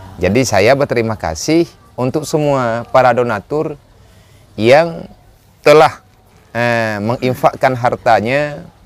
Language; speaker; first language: Indonesian; non-native, local second language; Achinese